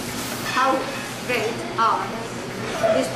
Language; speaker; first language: English; non-native, learner; Spanish